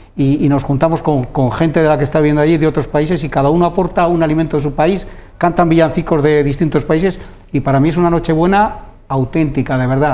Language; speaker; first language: Spanish; native; Spanish